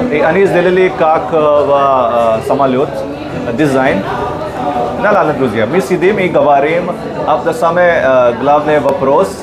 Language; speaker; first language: Russian; non-native, learner; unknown